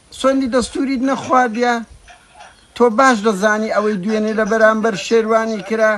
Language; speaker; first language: Central Kurdish; native; Central Kurdish